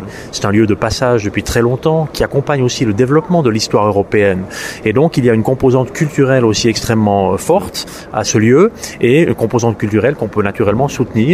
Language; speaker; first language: French; native; French